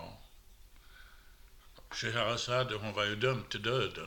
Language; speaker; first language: Swedish; native; Swedish